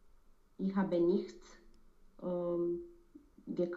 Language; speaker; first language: German; non-native, learner; Romanian